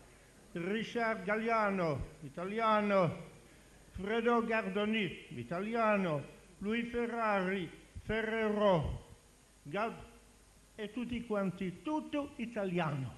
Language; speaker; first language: Italian; non-native, learner; French